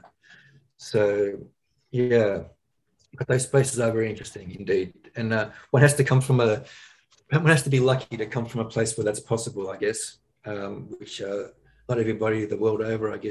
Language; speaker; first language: English; native; English